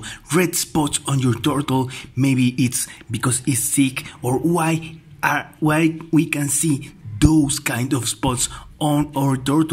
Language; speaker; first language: English; non-native, fluent; Spanish